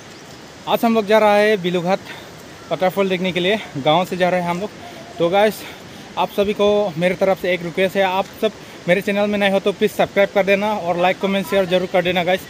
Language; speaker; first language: Hindi; non-native, local second language; Karbi